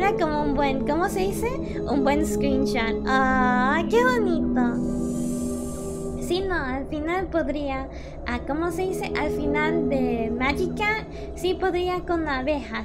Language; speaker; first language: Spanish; non-native, learner; English